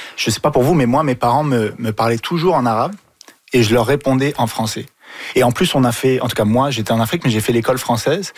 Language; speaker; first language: French; early bilingual, other home language; Arabic